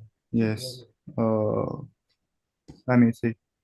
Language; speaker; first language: English; non-native, learner; Chinese